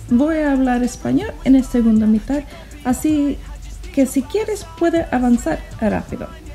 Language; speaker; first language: Spanish; non-native, learner; English